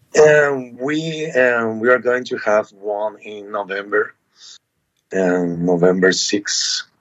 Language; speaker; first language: English; non-native, learner; Spanish